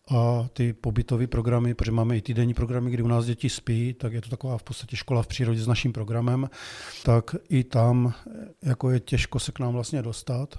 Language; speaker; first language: Czech; native; Czech